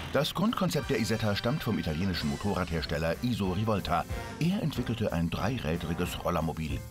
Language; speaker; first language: German; native; German